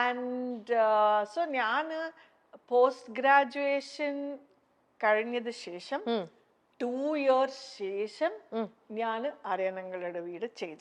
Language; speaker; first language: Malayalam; non-native, learner; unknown